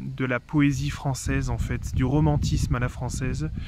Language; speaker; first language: French; native; French